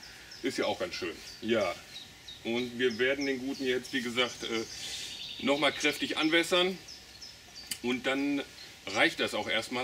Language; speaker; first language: German; native; German